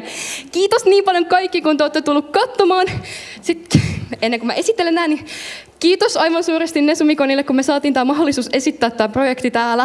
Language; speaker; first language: Finnish; native; Finnish